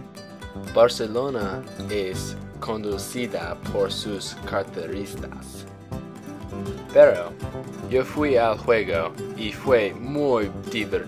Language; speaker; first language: Spanish; non-native, learner; English